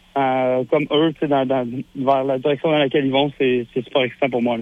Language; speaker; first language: French; native; French